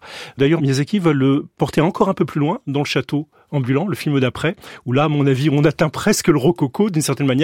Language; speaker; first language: French; native; French